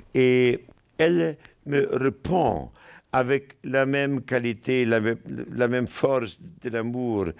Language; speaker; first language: French; non-native, fluent; German